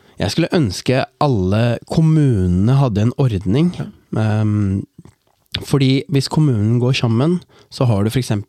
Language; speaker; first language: Norwegian; early bilingual, other home language; Tamil